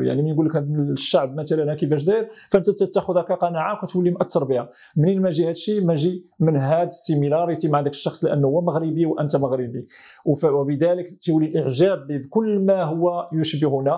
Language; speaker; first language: Arabic; native; Arabic